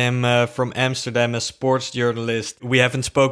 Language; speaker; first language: English; non-native, fluent; Dutch